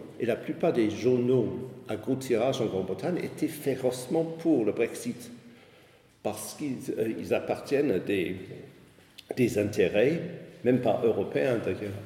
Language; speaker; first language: French; non-native, fluent; English